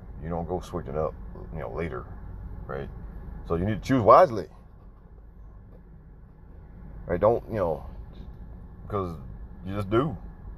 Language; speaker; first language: English; native; English